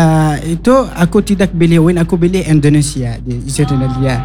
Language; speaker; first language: Indonesian; non-native, learner; Arabic